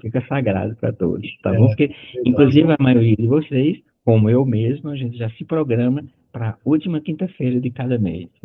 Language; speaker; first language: Portuguese; native; Portuguese